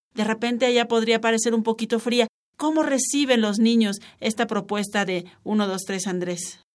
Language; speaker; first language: Spanish; native; Spanish